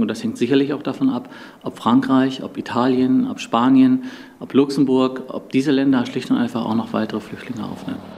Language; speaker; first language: German; native; German